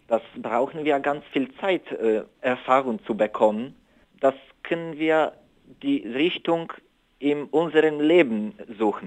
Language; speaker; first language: German; non-native, learner; Polish